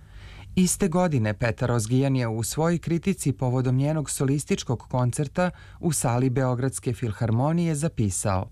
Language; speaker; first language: Serbian; native; Serbian